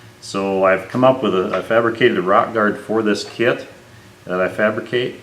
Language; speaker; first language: English; native; English